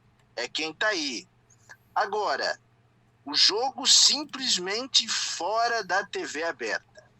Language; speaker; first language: Portuguese; native; Portuguese